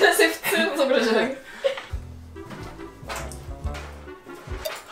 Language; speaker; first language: Japanese; non-native, fluent; English